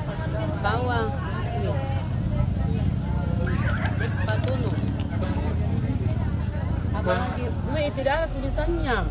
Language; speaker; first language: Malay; non-native, local second language; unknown